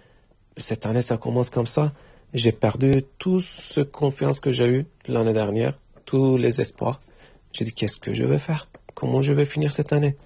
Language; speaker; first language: French; non-native, fluent; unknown